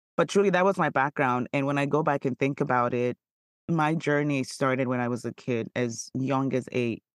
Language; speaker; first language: English; non-native, local second language; Yoruba